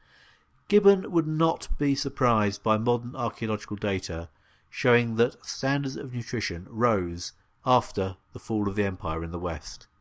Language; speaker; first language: English; native; English